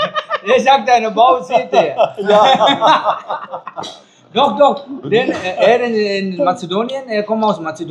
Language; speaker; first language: German; non-native, learner; Tamil